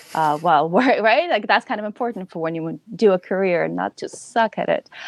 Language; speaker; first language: English; early bilingual, other home language; Ukrainian